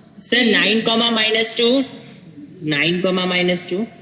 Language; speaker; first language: English; non-native, learner; Hindi